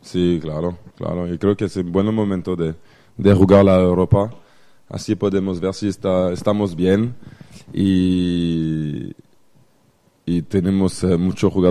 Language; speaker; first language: Spanish; non-native, fluent; French